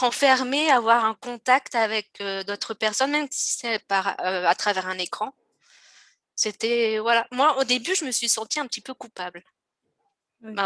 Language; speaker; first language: French; native; French